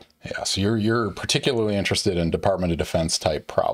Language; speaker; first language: English; native; English